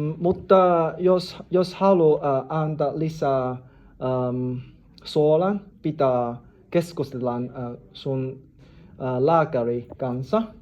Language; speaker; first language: Finnish; non-native, learner; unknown